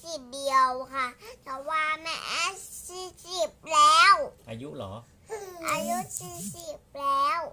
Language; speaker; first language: Thai; native; Thai